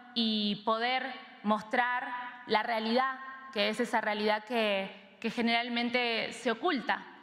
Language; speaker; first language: Spanish; native; Spanish